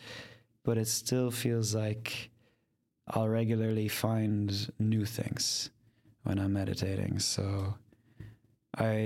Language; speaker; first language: English; native; English